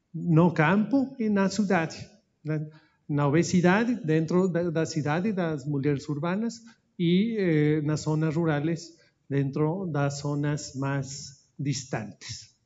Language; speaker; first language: Portuguese; non-native, learner; Spanish